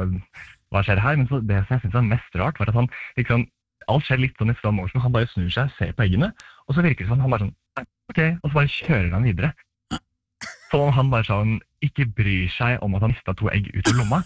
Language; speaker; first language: Norwegian; native; Norwegian